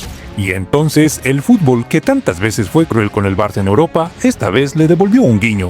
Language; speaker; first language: Spanish; native; Spanish